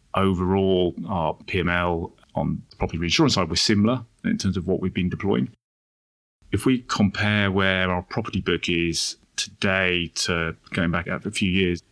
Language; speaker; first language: English; native; English